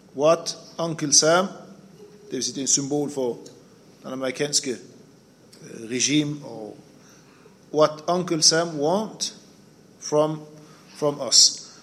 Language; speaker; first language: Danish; non-native, fluent; Arabic